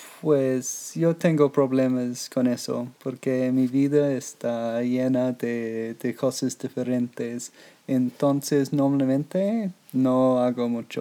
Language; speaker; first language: Spanish; non-native, learner; English